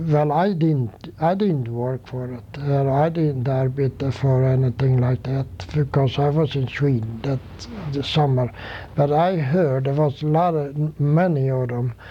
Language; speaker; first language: English; non-native, fluent; Swedish